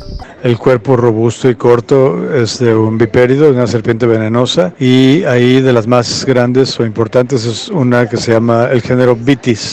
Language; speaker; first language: Spanish; native; Spanish